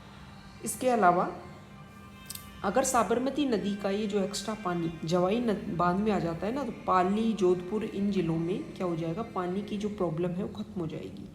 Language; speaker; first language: Hindi; native; Hindi